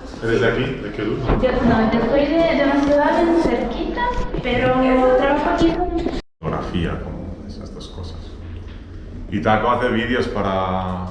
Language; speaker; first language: Spanish; non-native, learner; Portuguese